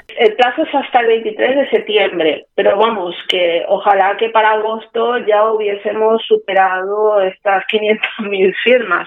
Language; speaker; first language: Spanish; native; Spanish